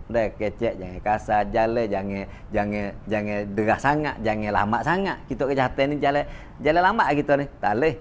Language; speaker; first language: Malay; native; Malay